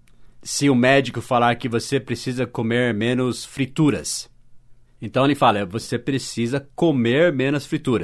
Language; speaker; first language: Portuguese; non-native, fluent; English